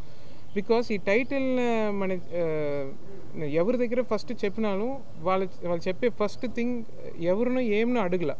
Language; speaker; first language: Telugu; non-native, learner; Tamil